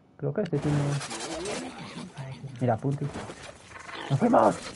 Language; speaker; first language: Spanish; native; Spanish